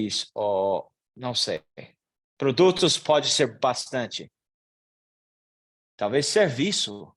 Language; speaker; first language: Portuguese; non-native, learner; English